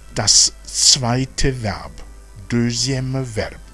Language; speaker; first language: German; non-native, fluent; Rundi